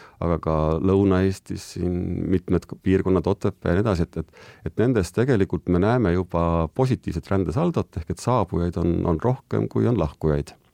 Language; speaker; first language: Estonian; native; Estonian